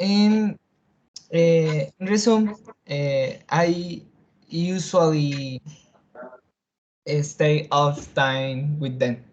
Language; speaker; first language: English; non-native, learner; Spanish